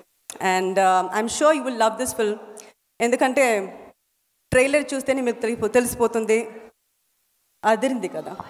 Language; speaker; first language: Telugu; non-native, fluent; Tamil